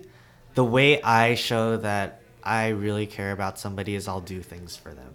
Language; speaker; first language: English; native; English